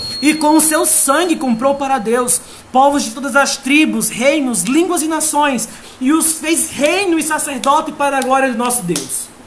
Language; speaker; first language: Portuguese; native; Portuguese